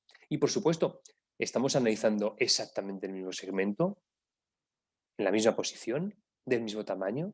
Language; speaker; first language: Spanish; native; Spanish